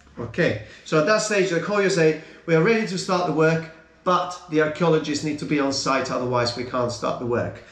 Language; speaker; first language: English; non-native, fluent; Italian